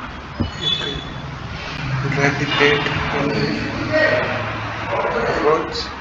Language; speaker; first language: English; non-native, learner; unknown